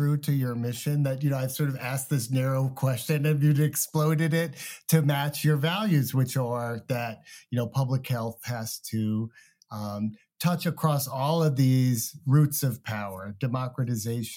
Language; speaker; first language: English; native; English